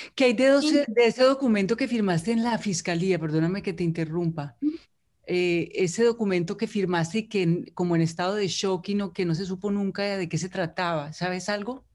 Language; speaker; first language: Spanish; native; Spanish